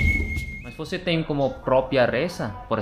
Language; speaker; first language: Portuguese; non-native, learner; Indonesian